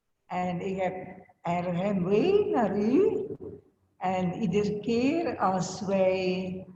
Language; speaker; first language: Dutch; non-native, learner; Indonesian